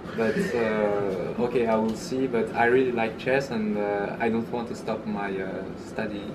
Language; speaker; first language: English; early bilingual, other home language; Malagasy